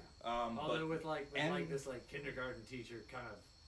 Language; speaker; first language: English; native; English